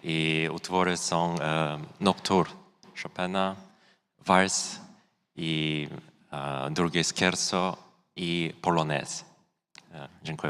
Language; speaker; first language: Polish; non-native, fluent; Korean